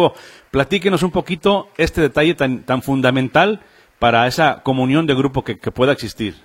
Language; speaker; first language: Spanish; native; Spanish